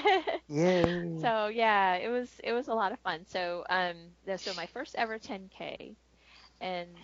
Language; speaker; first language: English; native; English